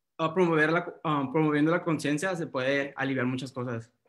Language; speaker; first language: Spanish; early bilingual, heritage; Spanish